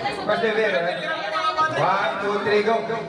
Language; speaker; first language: Italian; non-native, fluent; Filipino